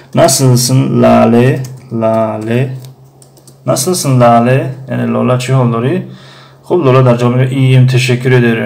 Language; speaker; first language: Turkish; non-native, fluent; Tajik